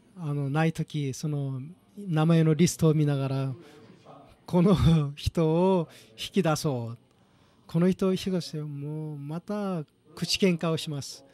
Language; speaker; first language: Japanese; non-native, fluent; Korean